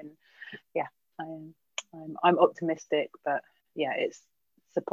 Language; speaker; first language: English; native; English